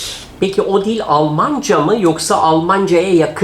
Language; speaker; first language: Turkish; native; Turkish